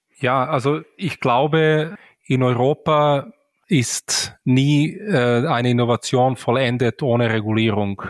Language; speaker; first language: German; native; German